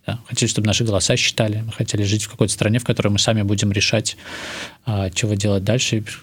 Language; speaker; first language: Russian; native; Russian